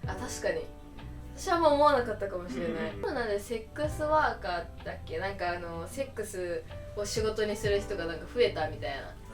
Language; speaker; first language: Japanese; native; Japanese